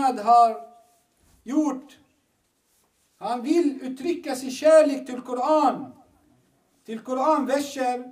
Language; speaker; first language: Swedish; non-native, fluent; Arabic